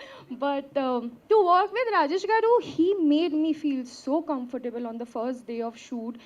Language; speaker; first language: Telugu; non-native, learner; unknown